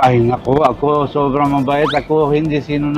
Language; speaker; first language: Filipino; non-native, learner; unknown